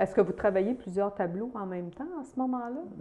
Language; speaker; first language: French; native; French